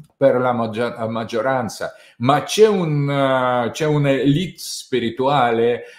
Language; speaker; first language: Italian; non-native, fluent; Russian